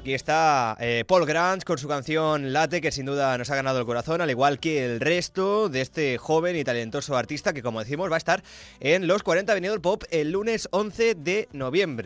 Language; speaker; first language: Spanish; native; Spanish